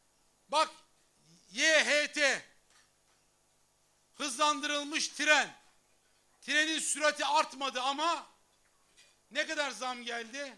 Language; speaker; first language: Turkish; native; Turkish